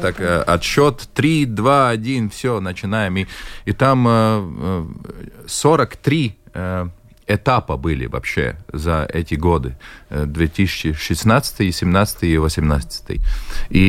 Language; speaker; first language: Russian; non-native, local second language; Latvian